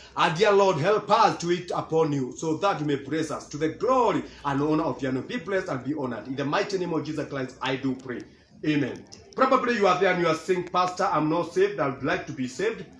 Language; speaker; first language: English; non-native, local second language; Swahili